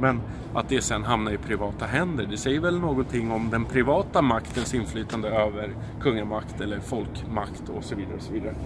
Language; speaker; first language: Swedish; native; Swedish